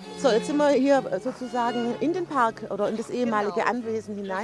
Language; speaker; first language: German; native; German